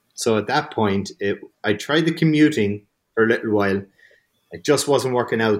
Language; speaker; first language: English; native; English